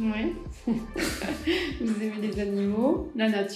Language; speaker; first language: French; native; French